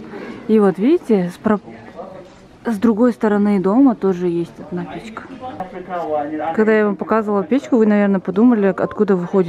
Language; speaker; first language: Russian; non-native, local second language; Kazakh